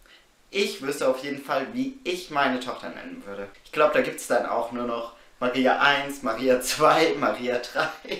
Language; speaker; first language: German; native; German